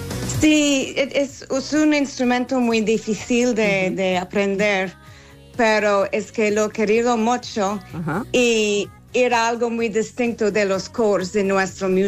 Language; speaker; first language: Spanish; non-native, learner; English